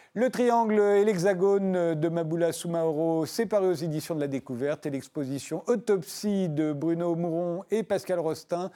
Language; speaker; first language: French; native; French